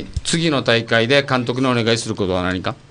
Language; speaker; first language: Japanese; native; Japanese